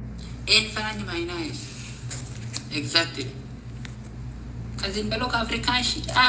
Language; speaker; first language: English; non-native, learner; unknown